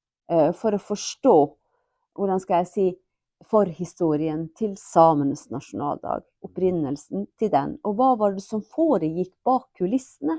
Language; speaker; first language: Norwegian; non-native, local second language; Northern Sami